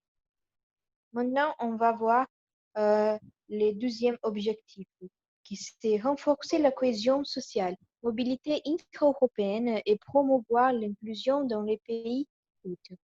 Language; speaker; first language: French; non-native, learner; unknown